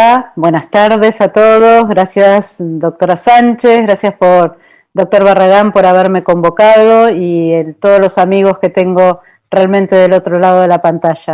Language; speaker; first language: Spanish; native; Spanish